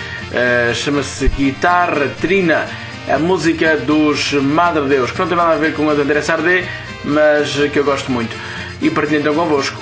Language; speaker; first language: Portuguese; native; Portuguese